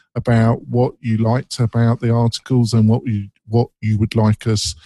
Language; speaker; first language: English; native; English